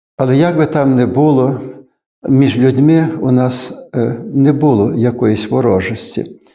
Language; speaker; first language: Ukrainian; native; Ukrainian